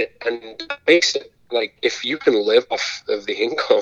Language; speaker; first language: English; native; English